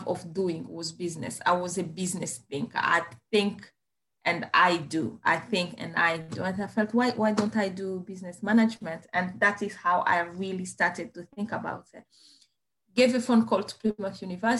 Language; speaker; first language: English; non-native, fluent; Kinyarwanda